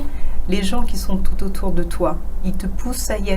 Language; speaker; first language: French; native; French